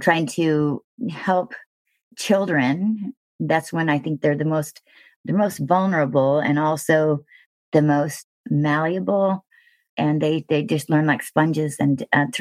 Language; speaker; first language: English; native; English